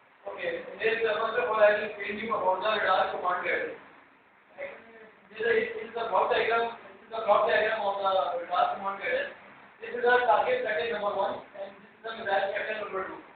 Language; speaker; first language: English; non-native, learner; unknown